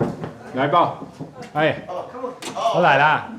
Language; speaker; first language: Chinese; non-native, fluent; Dutch